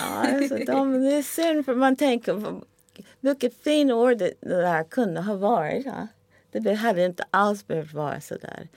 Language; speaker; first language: Swedish; non-native, fluent; English